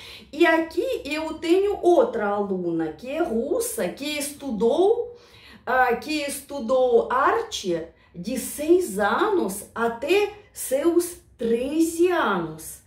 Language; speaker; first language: Portuguese; non-native, fluent; Russian